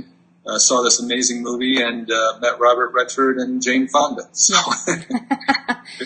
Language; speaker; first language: English; native; English